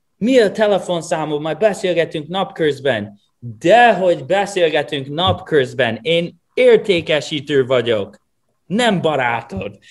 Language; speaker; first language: Hungarian; non-native, fluent; English